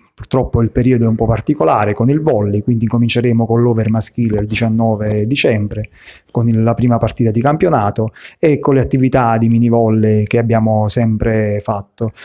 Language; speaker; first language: Italian; native; Italian